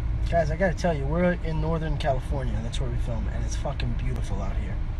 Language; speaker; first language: English; early bilingual, other home language; Spanish